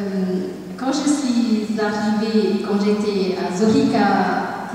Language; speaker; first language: French; non-native, learner; Tamil